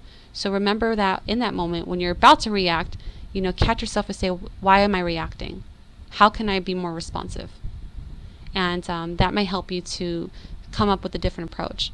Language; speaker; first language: English; native; English